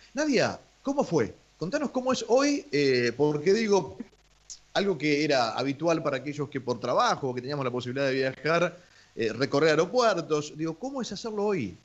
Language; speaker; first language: Spanish; native; Spanish